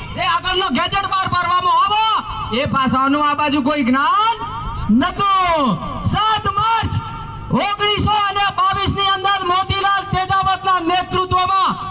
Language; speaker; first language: Gujarati; non-native, local second language; Bhili